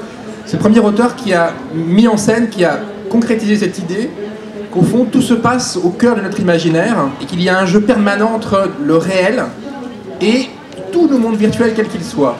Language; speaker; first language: French; native; French